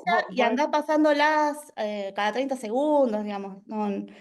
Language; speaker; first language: Spanish; native; Spanish